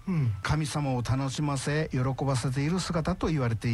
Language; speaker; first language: Japanese; native; Japanese